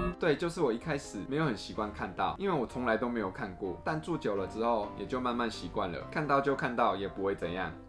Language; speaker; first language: Chinese; non-native, fluent; Korean